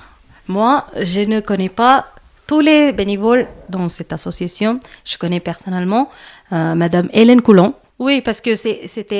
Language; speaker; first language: French; non-native, learner; Malayalam